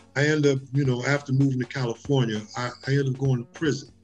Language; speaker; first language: English; native; English